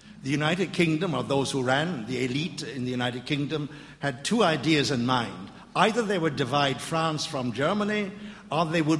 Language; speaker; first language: English; native; English